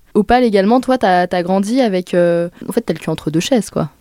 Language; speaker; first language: French; native; French